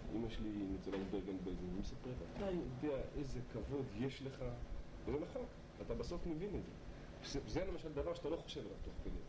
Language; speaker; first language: Hebrew; native; Hebrew